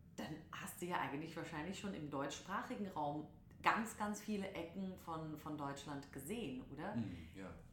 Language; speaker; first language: German; native; German